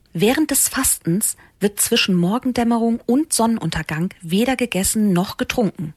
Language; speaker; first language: German; native; German